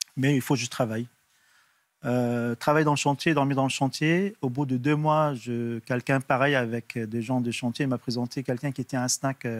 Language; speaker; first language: French; non-native, local second language; Arabic